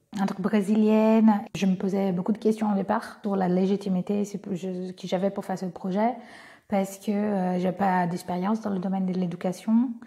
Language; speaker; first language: French; non-native, fluent; Portuguese